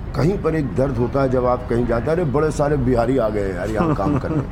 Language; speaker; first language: Hindi; native; Hindi